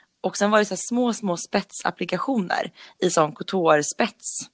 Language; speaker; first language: Swedish; native; Swedish